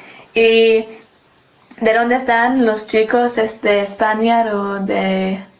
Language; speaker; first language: Spanish; non-native, learner; English